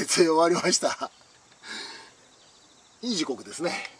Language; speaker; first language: Japanese; native; Japanese